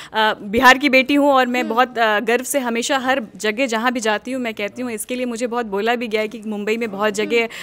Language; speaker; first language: Hindi; native; Hindi